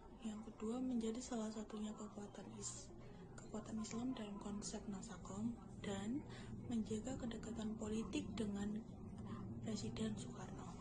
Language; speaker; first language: Indonesian; native; Indonesian